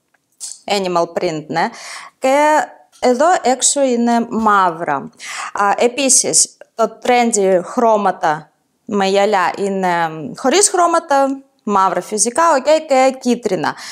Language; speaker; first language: Greek; non-native, fluent; Ukrainian